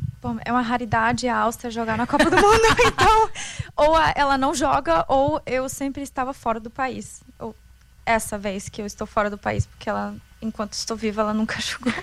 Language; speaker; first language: Portuguese; non-native, fluent; German